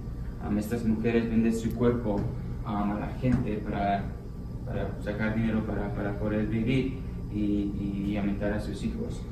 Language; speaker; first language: Spanish; early bilingual, heritage; Spanish